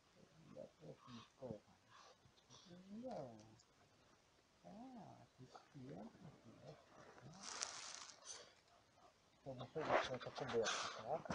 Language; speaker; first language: Polish; non-native, learner; English